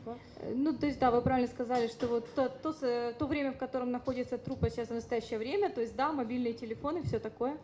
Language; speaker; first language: Russian; native; Russian